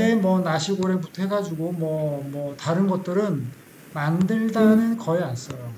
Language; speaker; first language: Korean; native; Korean